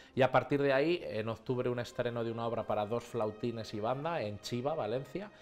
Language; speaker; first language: Spanish; native; Spanish